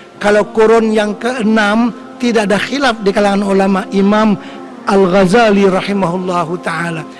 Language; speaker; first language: Indonesian; non-native, local second language; Banjar